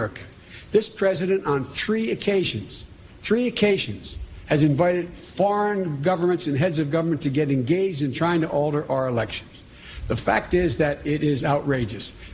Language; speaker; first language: English; native; English